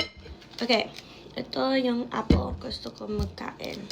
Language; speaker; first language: Filipino; early bilingual, heritage; Filipino